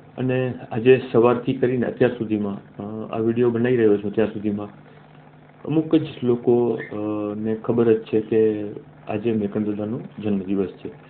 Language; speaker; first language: Gujarati; non-native, local second language; Kachhi